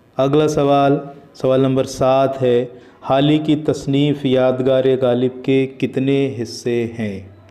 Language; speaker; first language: Hindi; native; Hindi